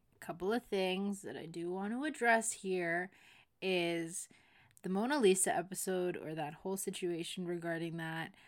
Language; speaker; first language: English; early bilingual, other home language; Spanish